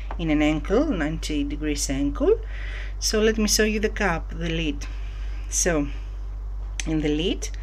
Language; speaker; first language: English; non-native, fluent; Greek